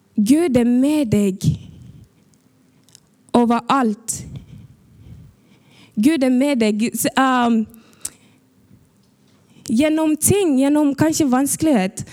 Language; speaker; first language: Norwegian; early bilingual, other home language; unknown